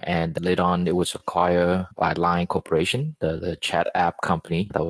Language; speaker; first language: English; native; English